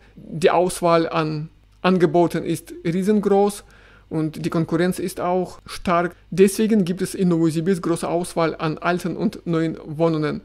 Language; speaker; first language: German; non-native, fluent; Russian